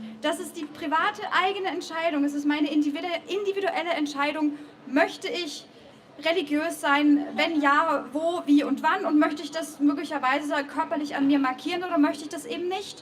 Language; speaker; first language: German; native; German